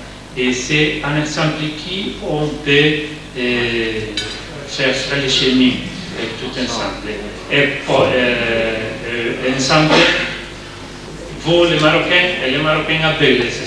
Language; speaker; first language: French; non-native, learner; Spanish